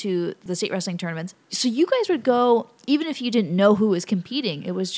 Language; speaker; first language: English; early bilingual, other home language; Spanish